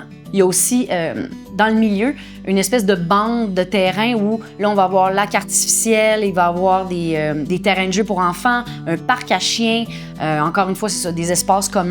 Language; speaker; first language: French; native; French